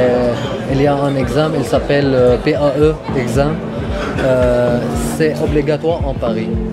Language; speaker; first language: French; non-native, learner; Arabic